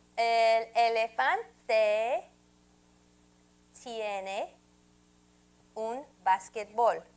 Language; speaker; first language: Spanish; non-native, fluent; English